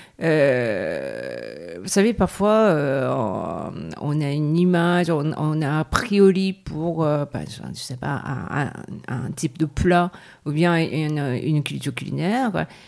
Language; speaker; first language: French; non-native, fluent; Japanese